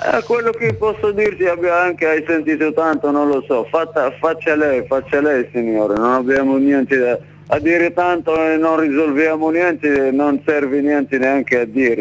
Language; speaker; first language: Italian; non-native, learner; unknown